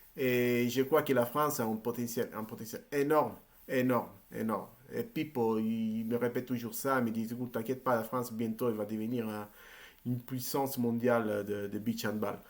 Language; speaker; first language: French; non-native, fluent; Italian